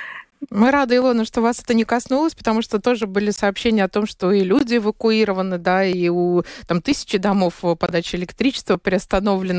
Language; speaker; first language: Russian; native; Russian